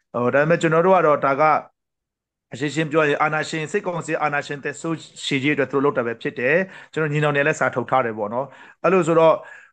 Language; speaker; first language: Burmese; non-native, local second language; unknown